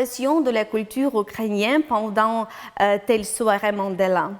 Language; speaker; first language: French; non-native, learner; Ukrainian